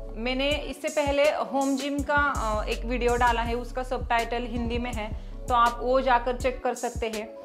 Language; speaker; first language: Hindi; non-native, local second language; Marathi